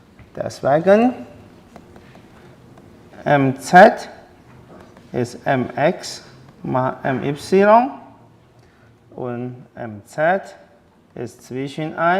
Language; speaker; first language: German; non-native, learner; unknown